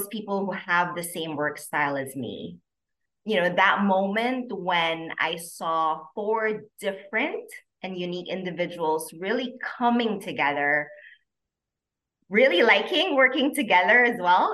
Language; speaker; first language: English; non-native, local second language; Filipino